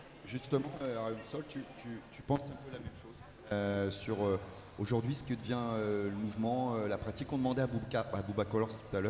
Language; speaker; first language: French; native; French